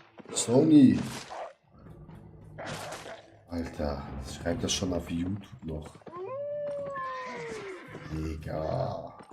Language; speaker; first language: German; native; German